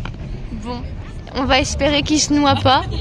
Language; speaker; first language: French; native; French